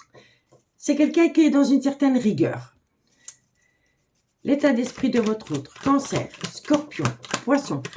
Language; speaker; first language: French; native; French